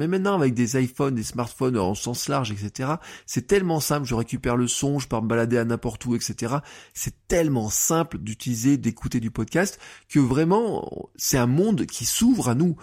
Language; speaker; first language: French; native; French